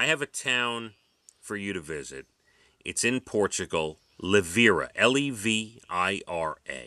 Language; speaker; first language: English; native; English